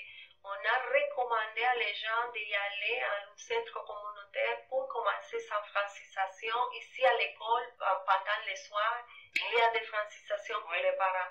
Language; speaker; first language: French; non-native, fluent; Spanish